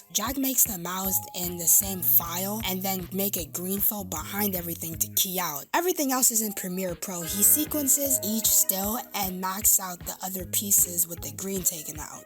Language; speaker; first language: English; native; English